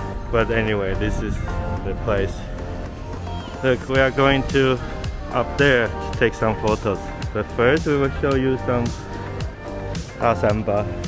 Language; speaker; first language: English; non-native, fluent; Chinese